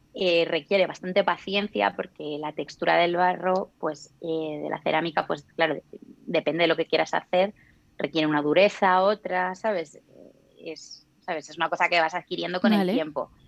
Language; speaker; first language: Spanish; native; Spanish